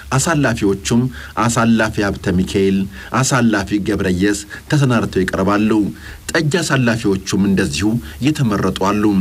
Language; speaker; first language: Amharic; native; Amharic